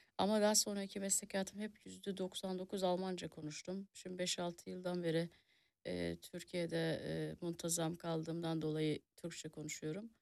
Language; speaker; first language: Turkish; early bilingual, heritage; Turkish